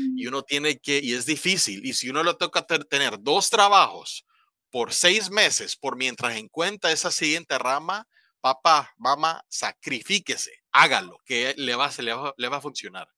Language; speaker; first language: Spanish; native; Spanish